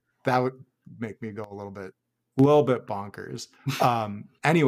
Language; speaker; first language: English; native; English